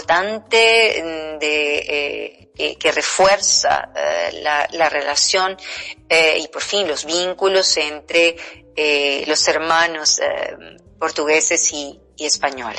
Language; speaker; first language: Spanish; non-native, fluent; Portuguese